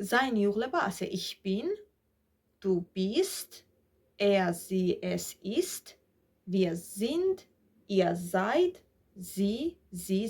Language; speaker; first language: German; non-native, fluent; Georgian